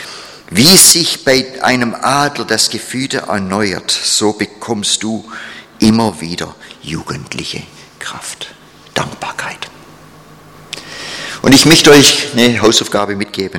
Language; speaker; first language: German; non-native, fluent; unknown